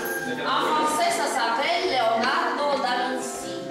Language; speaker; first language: French; non-native, fluent; Latvian